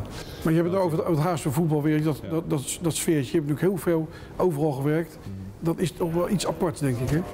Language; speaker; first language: Dutch; native; Dutch